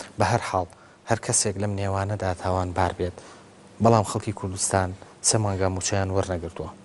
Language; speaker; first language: Central Kurdish; native; Central Kurdish